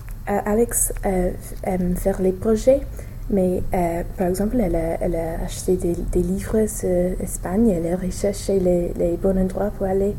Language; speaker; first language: French; non-native, learner; English